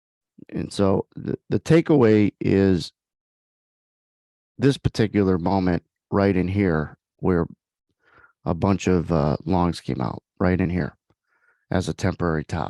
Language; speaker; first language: English; native; English